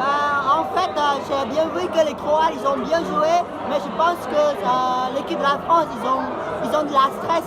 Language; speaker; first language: French; non-native, fluent; Khmer